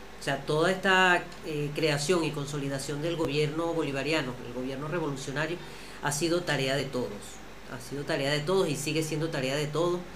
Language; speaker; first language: Spanish; native; Spanish